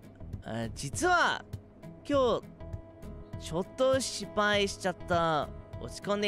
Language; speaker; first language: Japanese; non-native, learner; English